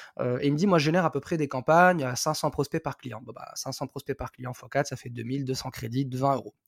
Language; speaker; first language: French; non-native, local second language; Arabic